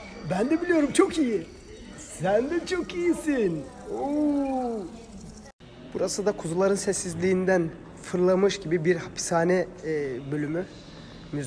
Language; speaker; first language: Turkish; native; Turkish